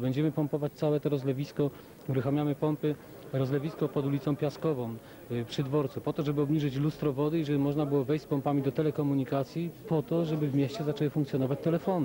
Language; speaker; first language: Polish; native; Polish